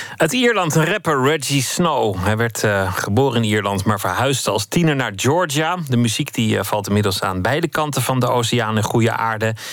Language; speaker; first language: Dutch; native; Dutch